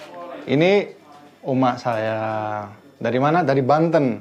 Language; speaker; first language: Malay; early bilingual, heritage; Dutch